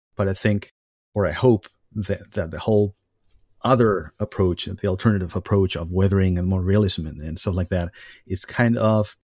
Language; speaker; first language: English; non-native, fluent; Spanish